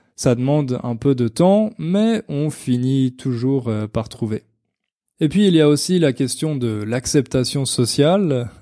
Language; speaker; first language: French; native; French